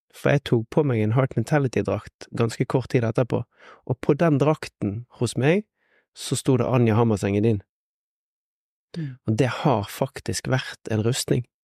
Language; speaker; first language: Norwegian; native; Norwegian